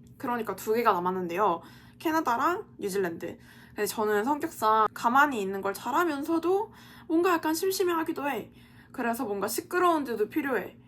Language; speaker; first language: Korean; native; Korean